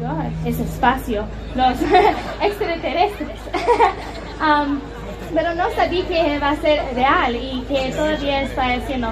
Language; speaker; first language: Spanish; non-native, learner; English